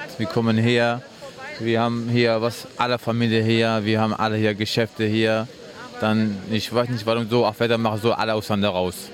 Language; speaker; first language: German; non-native, learner; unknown